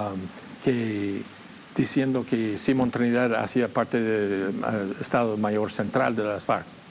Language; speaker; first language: Spanish; non-native, fluent; English